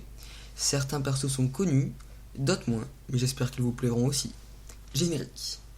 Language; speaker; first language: French; native; French